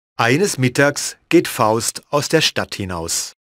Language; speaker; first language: German; native; German